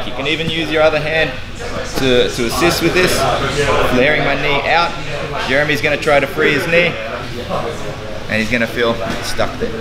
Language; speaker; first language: English; native; English